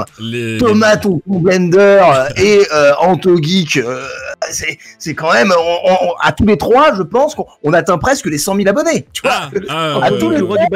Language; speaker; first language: French; native; French